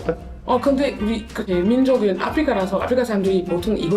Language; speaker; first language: Korean; non-native, learner; French